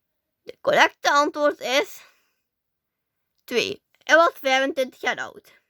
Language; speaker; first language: Dutch; early bilingual, other home language; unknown